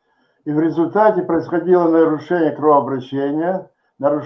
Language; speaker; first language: Russian; native; Russian